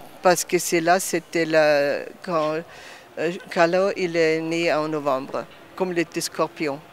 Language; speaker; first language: French; non-native, fluent; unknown